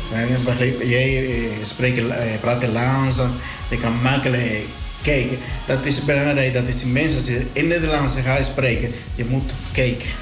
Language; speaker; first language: Dutch; non-native, learner; Spanish